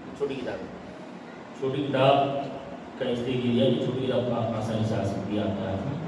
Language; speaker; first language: Urdu; non-native, local second language; Gujarati